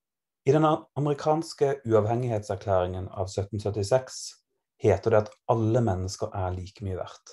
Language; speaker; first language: Norwegian; native; Norwegian